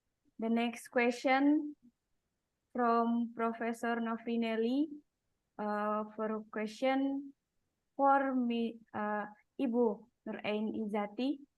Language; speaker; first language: English; non-native, learner; Indonesian